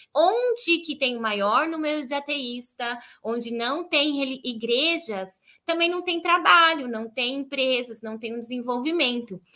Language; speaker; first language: Portuguese; native; Portuguese